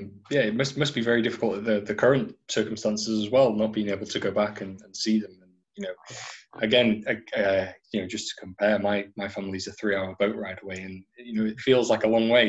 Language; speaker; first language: English; native; English